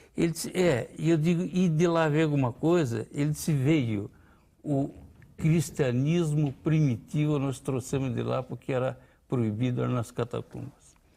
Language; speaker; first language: Portuguese; early bilingual, other home language; Ukrainian